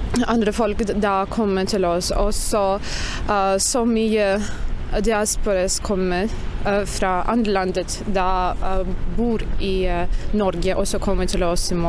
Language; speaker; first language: Norwegian; non-native, learner; Ukrainian